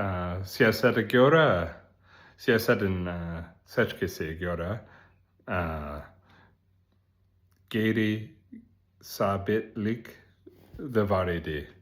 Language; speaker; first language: Turkish; non-native, learner; Azerbaijani